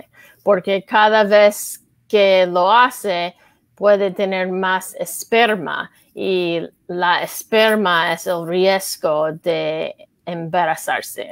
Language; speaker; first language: Spanish; non-native, learner; English